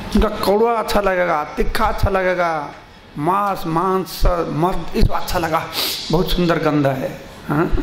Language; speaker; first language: Hindi; non-native, local second language; Bangla